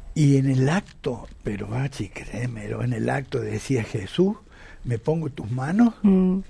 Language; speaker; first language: Spanish; native; Spanish